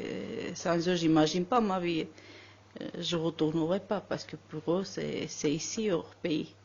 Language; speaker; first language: French; non-native, learner; Armenian